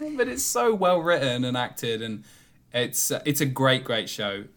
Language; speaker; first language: English; native; English